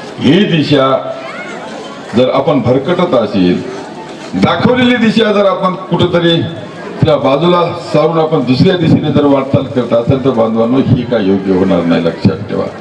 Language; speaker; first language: Marathi; non-native, local second language; Lambadi